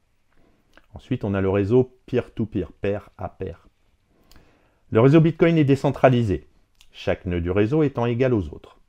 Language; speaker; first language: French; native; French